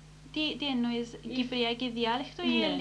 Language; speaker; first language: Greek; early bilingual, heritage; Greek